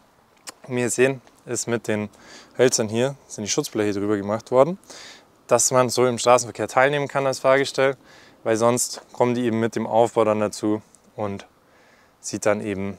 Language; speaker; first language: German; native; German